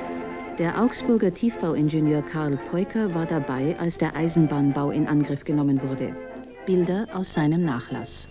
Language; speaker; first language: German; native; German